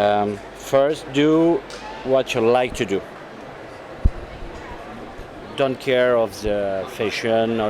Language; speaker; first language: English; non-native, fluent; French